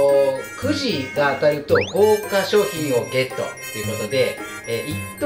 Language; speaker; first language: Japanese; native; Japanese